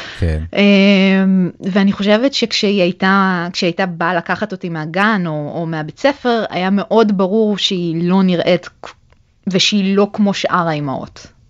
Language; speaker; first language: Hebrew; native; Hebrew